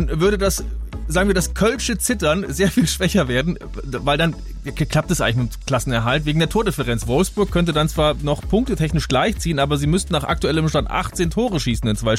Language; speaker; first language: German; native; German